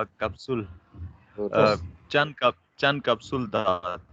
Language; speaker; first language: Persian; non-native, learner; Urdu